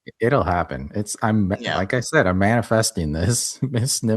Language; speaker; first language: English; native; English